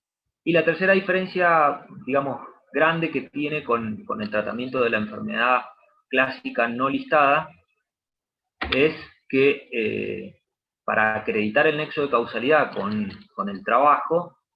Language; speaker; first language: Spanish; native; Spanish